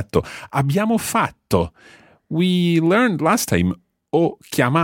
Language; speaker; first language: Italian; non-native, fluent; English